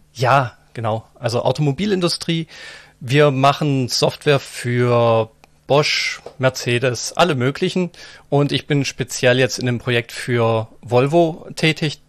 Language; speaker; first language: German; native; German